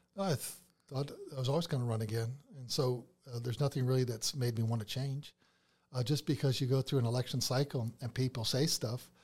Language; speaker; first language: English; native; English